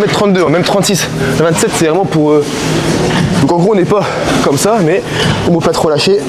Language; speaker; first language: French; native; French